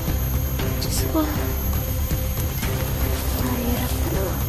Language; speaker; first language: Filipino; non-native, local second language; Cebuano